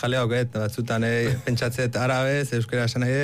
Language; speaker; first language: Basque; early bilingual, other home language; Arabic